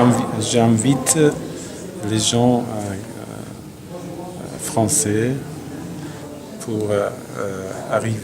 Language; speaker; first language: French; non-native, learner; Azerbaijani